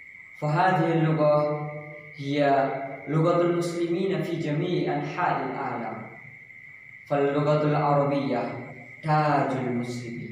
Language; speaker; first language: Arabic; non-native, learner; Indonesian